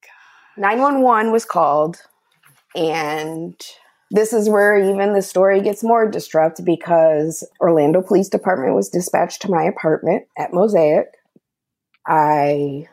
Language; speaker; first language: English; native; English